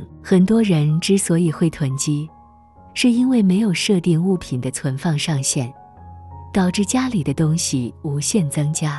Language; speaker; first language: Chinese; native; Chinese